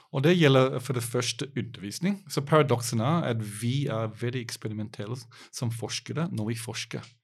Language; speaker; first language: Norwegian; non-native, fluent; English